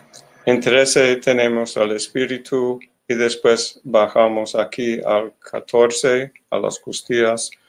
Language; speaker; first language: Spanish; non-native, learner; English